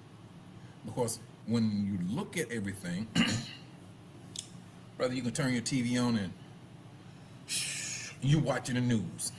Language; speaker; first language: English; native; English